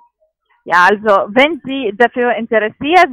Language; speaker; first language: German; non-native, learner; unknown